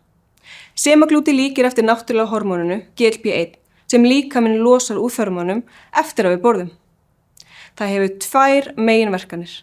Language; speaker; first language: Icelandic; native; Icelandic